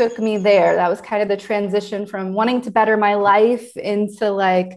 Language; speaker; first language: English; native; English